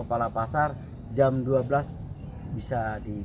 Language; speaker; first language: Indonesian; non-native, local second language; Javanese